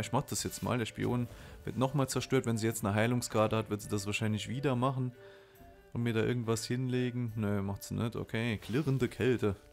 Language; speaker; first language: German; native; German